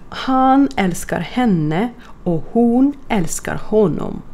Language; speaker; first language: Swedish; non-native, fluent; Ukrainian